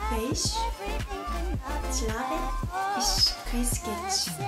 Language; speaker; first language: French; non-native, learner; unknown